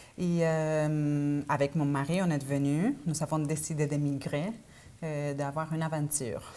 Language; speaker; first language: French; non-native, fluent; Spanish